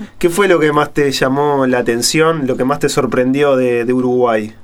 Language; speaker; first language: Spanish; native; Spanish